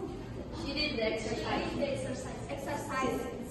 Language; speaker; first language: English; non-native, learner; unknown